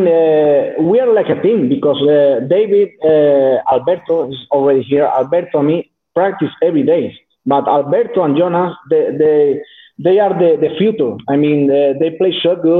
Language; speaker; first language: English; non-native, learner; Spanish